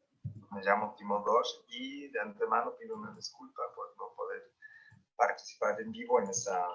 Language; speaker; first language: Spanish; non-native, fluent; German